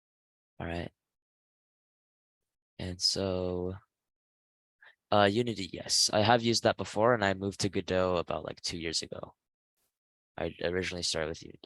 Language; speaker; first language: English; native; English